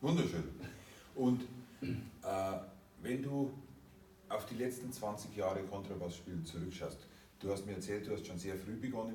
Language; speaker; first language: German; native; German